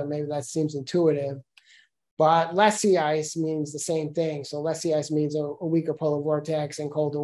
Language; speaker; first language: English; native; English